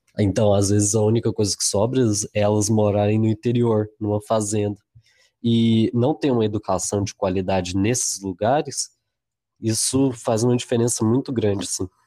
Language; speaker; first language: Portuguese; native; Portuguese